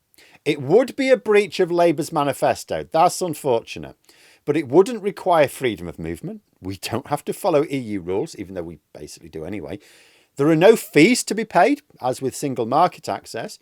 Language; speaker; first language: English; native; English